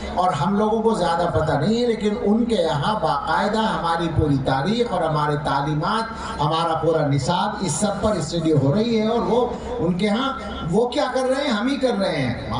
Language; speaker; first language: Urdu; native; Urdu